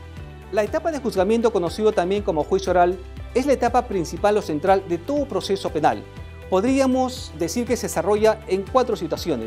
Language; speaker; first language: Spanish; native; Spanish